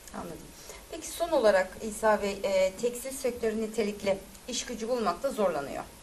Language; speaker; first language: Turkish; native; Turkish